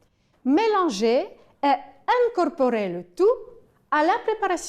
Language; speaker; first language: French; non-native, fluent; Ukrainian